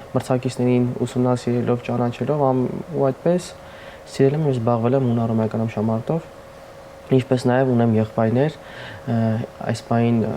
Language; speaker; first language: Armenian; non-native, local second language; Kurdish